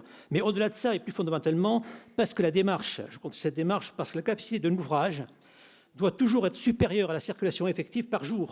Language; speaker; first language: French; native; French